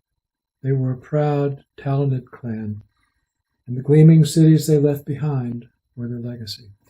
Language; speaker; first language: English; native; English